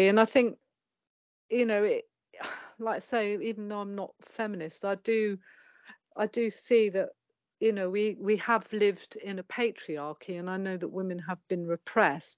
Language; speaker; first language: English; native; English